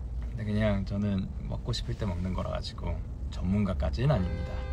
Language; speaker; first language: Korean; early bilingual, heritage; Korean